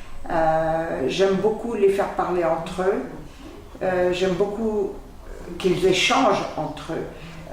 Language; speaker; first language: French; native; French